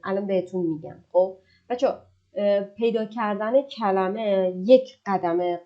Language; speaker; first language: Persian; native; Persian